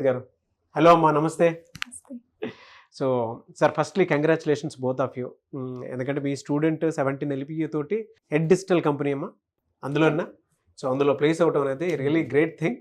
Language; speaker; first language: Telugu; native; Telugu